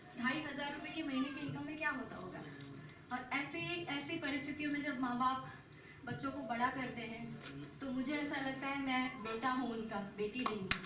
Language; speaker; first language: Hindi; non-native, local second language; Gujarati